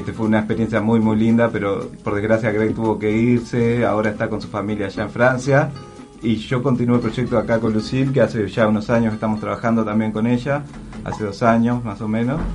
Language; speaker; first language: Spanish; native; Spanish